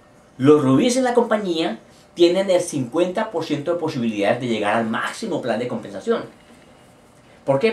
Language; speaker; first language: Spanish; native; Spanish